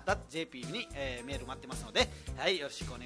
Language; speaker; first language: Japanese; non-native, fluent; Nepali